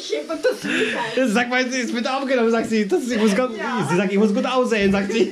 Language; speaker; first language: German; non-native, fluent; Polish